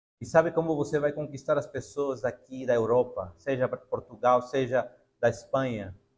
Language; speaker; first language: Portuguese; non-native, fluent; Spanish